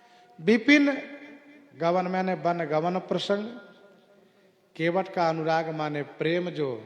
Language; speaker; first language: Hindi; native; Hindi